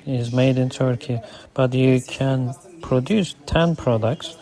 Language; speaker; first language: English; non-native, fluent; Turkish